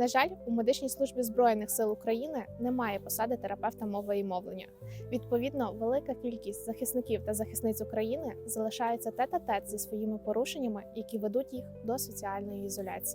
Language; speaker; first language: Ukrainian; native; Ukrainian